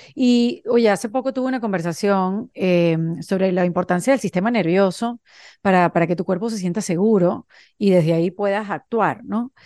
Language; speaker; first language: Spanish; native; Spanish